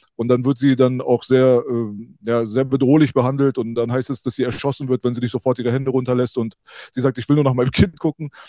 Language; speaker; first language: German; early bilingual, other home language; Persian